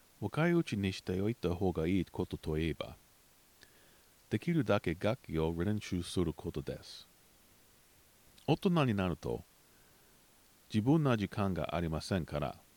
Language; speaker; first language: Japanese; non-native, learner; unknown